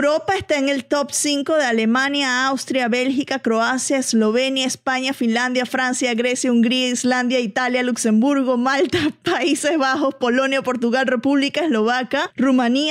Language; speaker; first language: Spanish; native; Spanish